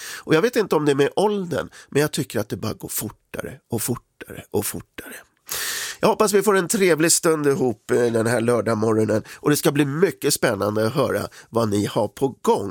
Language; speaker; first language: Swedish; native; Swedish